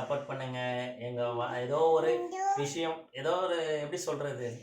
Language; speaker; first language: Tamil; native; Tamil